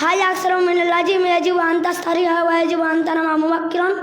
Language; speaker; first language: Arabic; non-native, learner; Bangla